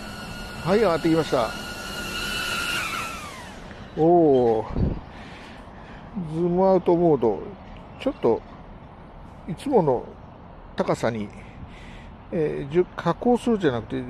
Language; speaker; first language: Japanese; native; Japanese